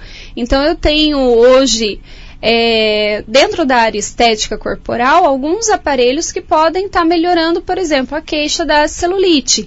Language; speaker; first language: Portuguese; native; Portuguese